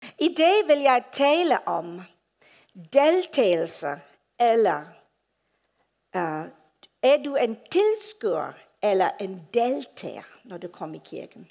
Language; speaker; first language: Danish; non-native, fluent; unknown